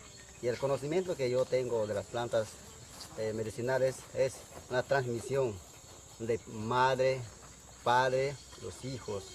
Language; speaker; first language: Spanish; non-native, local second language; Shipibo-Conibo